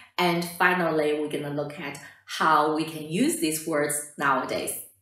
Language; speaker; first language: English; non-native, fluent; Chinese